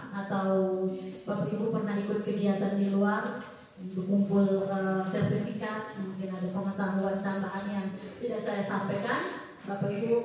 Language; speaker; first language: Indonesian; native; Indonesian